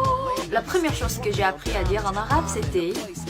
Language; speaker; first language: French; non-native, fluent; Korean